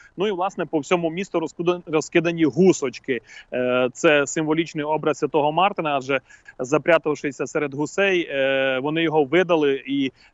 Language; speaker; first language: Ukrainian; native; Ukrainian